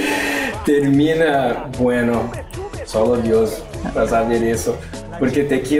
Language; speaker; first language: Spanish; non-native, learner; Portuguese